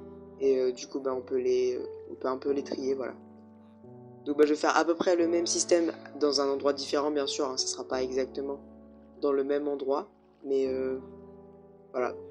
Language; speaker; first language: French; native; French